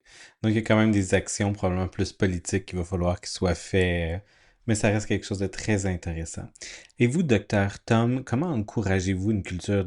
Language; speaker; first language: French; native; French